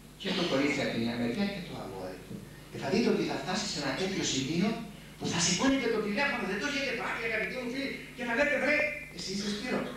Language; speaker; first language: Greek; native; Greek